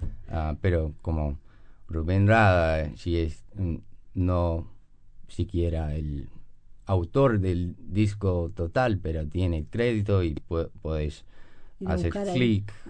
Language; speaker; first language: Spanish; non-native, learner; English